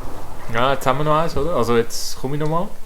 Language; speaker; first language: German; native; German